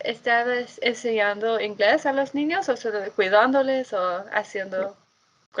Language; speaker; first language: Spanish; non-native, fluent; English